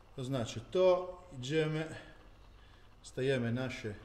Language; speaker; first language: Polish; non-native, learner; Italian